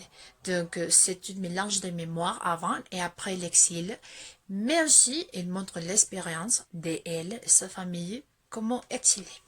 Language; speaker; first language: French; non-native, fluent; Spanish